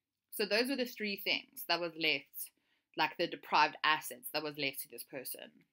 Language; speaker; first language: English; native; English